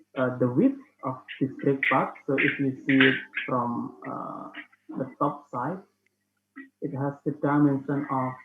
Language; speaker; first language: English; non-native, fluent; Indonesian